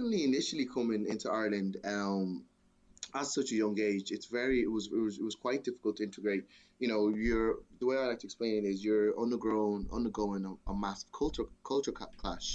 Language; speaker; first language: English; native; English